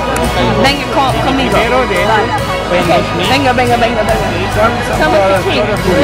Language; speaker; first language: Spanish; non-native, learner; English